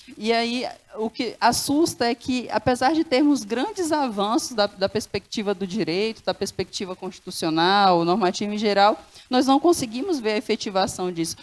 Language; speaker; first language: Portuguese; non-native, local second language; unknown